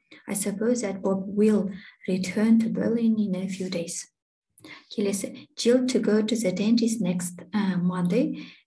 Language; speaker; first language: English; non-native, fluent; Kazakh